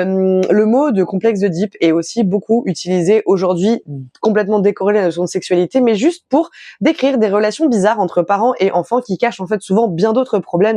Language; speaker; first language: French; native; French